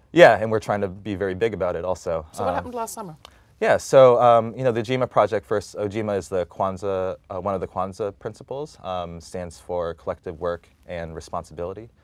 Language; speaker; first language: English; native; English